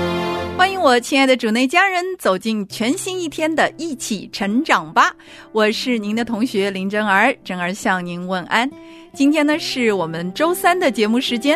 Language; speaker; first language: Chinese; native; Chinese